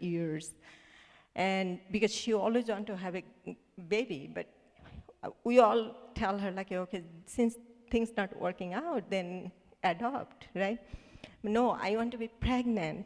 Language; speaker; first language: English; non-native, local second language; Bangla